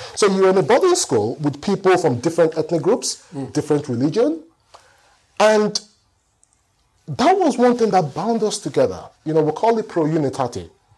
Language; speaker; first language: English; non-native, local second language; Yoruba